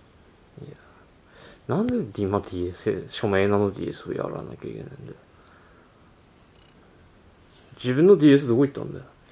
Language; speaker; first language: Japanese; native; Japanese